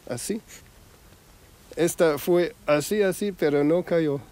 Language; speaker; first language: Spanish; non-native, fluent; German